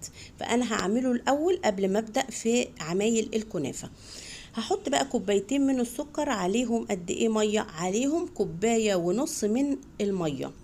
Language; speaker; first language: Arabic; native; Arabic